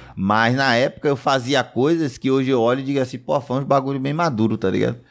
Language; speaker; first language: Portuguese; native; Portuguese